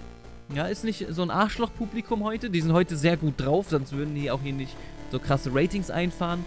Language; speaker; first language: German; native; German